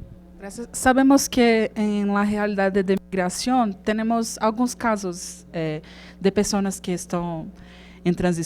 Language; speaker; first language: Spanish; non-native, fluent; Portuguese